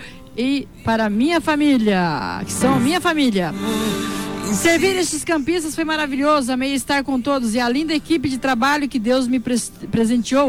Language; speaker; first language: Portuguese; native; Portuguese